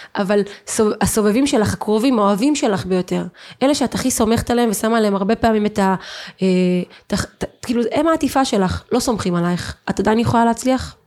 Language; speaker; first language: Hebrew; native; Hebrew